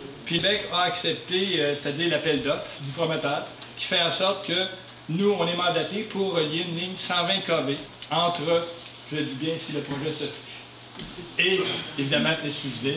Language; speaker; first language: French; native; French